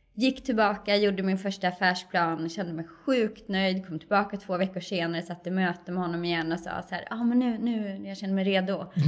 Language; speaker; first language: Swedish; native; Swedish